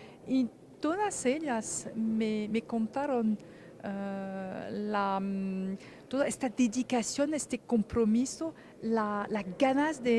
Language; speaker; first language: Spanish; non-native, fluent; French